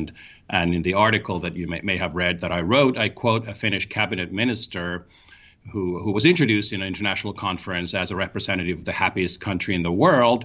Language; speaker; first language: English; non-native, fluent; Finnish